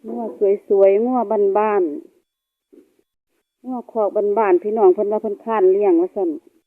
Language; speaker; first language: Thai; native; Thai